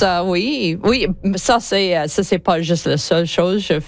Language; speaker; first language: French; non-native, learner; English